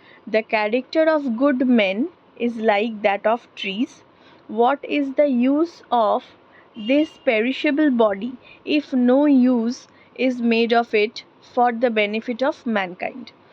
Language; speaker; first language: English; non-native, local second language; Bangla